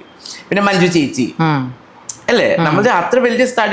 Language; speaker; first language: Malayalam; non-native, fluent; Assamese